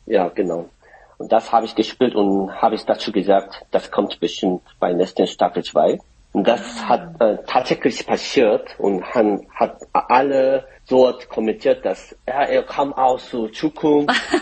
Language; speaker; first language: German; non-native, fluent; Korean